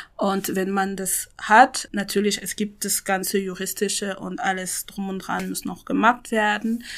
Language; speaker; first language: German; non-native, fluent; French